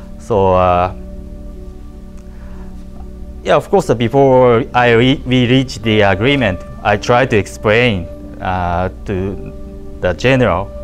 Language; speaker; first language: English; non-native, learner; Japanese